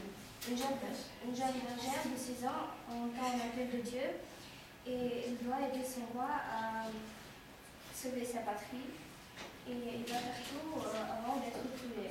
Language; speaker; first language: French; non-native, learner; Russian